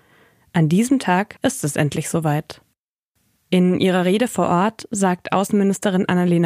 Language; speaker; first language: German; native; German